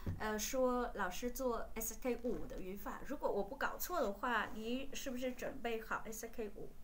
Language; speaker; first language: Chinese; non-native, fluent; Vietnamese